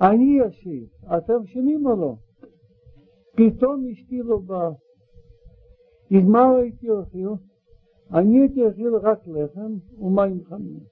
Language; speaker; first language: Hebrew; non-native, learner; Russian